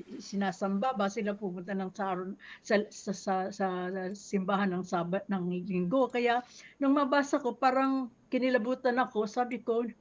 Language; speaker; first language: Filipino; native; Filipino